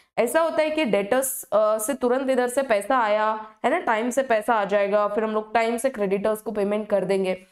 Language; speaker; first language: Hindi; native; Hindi